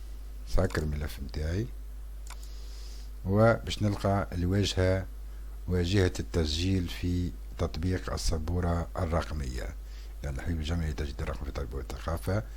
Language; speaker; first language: Arabic; native; Arabic